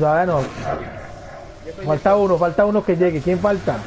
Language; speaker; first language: Spanish; native; Spanish